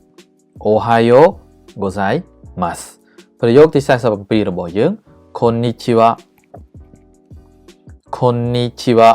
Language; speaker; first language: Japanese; non-native, fluent; Khmer